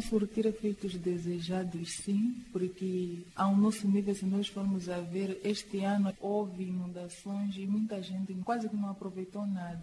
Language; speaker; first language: Portuguese; non-native, local second language; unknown